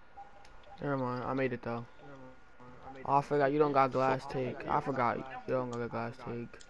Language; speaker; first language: English; native; English